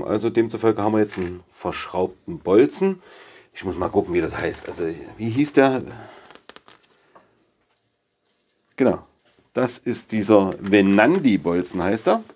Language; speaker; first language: German; native; German